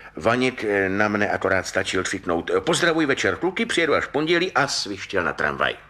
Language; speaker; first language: Czech; native; Czech